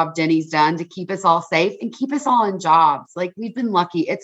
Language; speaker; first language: English; native; English